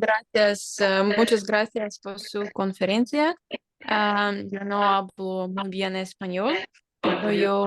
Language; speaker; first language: Spanish; non-native, learner; Russian